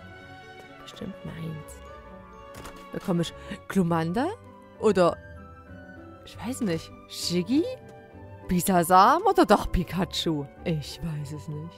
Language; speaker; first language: German; native; German